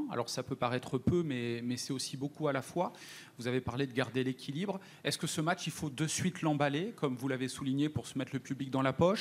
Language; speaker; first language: French; native; French